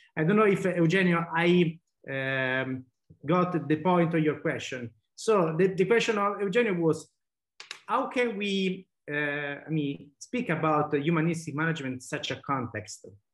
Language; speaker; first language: English; non-native, fluent; Italian